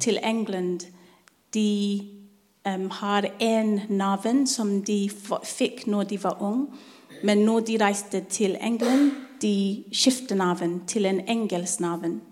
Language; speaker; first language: Norwegian; non-native, learner; English